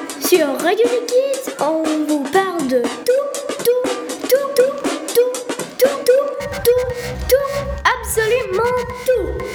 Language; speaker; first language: French; native; French